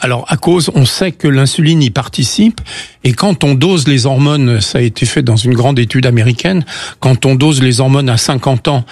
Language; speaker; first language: French; native; French